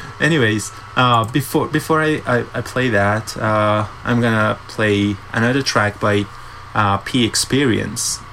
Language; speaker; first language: English; non-native, fluent; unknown